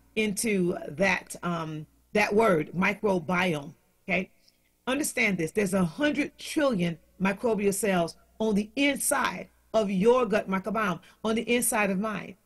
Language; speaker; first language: English; native; English